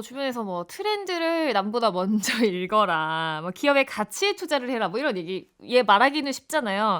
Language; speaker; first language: Korean; native; Korean